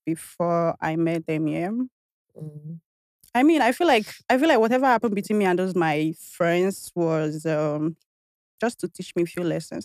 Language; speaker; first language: English; non-native, local second language; Igbo